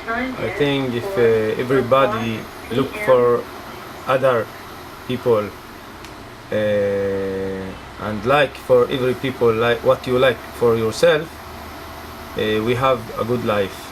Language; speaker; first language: English; non-native, learner; Arabic